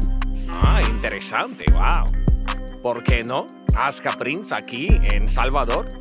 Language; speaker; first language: Spanish; non-native, learner; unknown